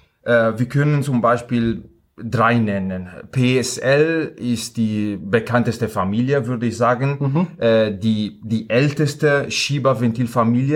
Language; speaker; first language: German; non-native, fluent; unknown